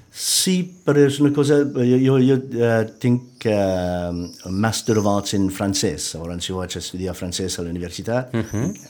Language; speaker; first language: Catalan; non-native, fluent; English